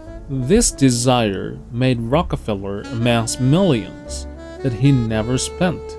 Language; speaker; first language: English; non-native, fluent; Japanese